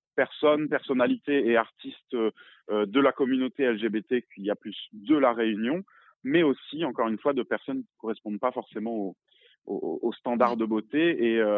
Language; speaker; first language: French; native; French